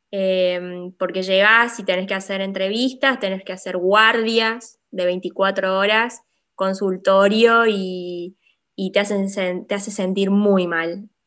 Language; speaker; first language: Spanish; native; Spanish